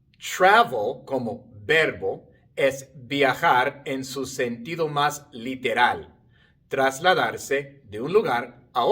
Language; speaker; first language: Spanish; non-native, fluent; English